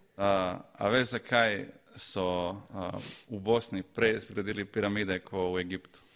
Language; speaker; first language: Slovenian; early bilingual, other home language; Croatian